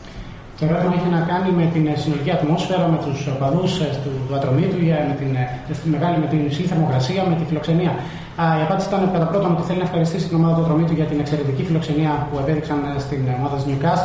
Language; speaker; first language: Greek; native; Greek